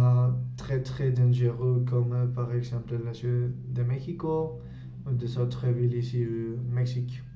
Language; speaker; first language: French; non-native, learner; Spanish